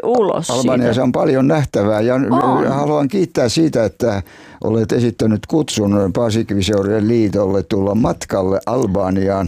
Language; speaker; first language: Finnish; native; Finnish